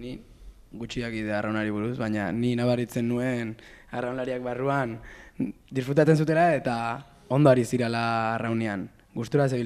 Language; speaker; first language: Basque; native; Basque